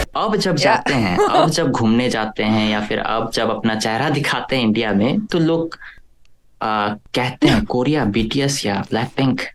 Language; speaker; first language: Hindi; early bilingual, other home language; Korean